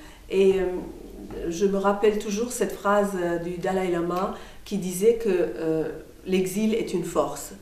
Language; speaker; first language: French; non-native, fluent; Persian